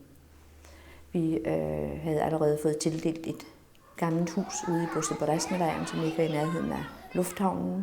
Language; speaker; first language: Danish; native; Danish